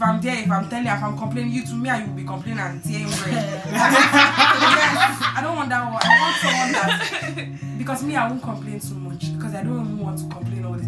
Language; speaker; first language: English; non-native, local second language; Igbo